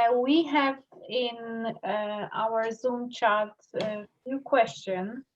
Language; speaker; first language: English; non-native, fluent; Polish